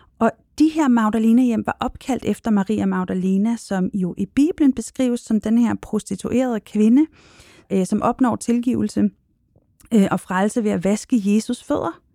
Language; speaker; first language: Danish; native; Danish